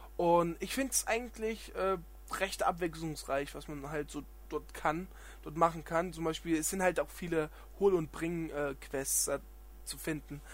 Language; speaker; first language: German; native; German